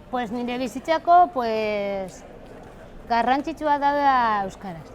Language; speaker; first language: Basque; early bilingual, other home language; Spanish